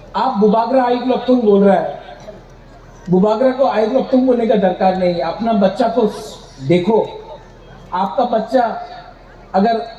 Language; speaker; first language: Hindi; non-native, local second language; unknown